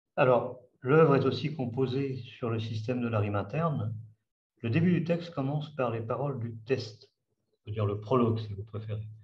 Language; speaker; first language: French; native; French